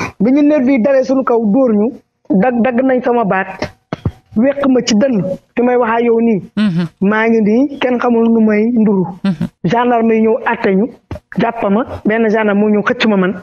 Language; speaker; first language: Wolof; non-native, local second language; Fula